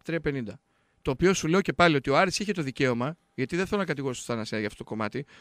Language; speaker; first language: Greek; native; Greek